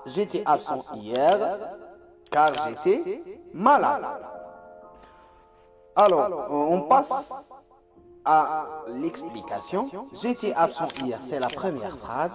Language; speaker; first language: French; non-native, local second language; Arabic